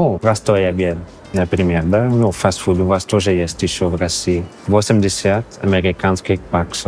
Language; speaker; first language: Russian; non-native, fluent; English